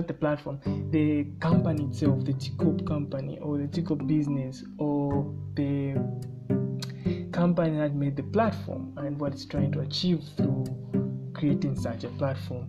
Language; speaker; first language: English; non-native, local second language; Bemba